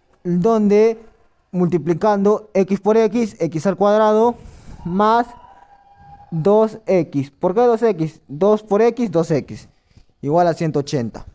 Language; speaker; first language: Spanish; native; Spanish